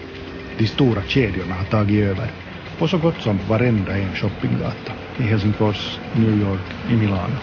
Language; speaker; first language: Swedish; native; Swedish